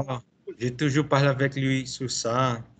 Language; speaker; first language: French; non-native, learner; Portuguese